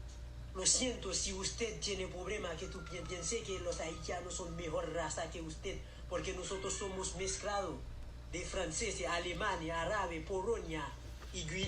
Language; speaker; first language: Spanish; non-native, learner; Haitian Creole